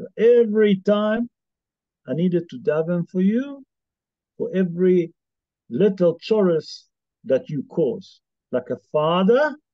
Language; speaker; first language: English; non-native, fluent; Hebrew